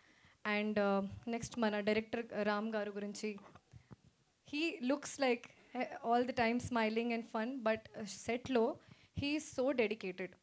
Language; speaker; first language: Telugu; non-native, fluent; Hindi